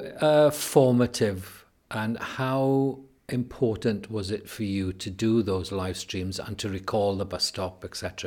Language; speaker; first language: English; native; English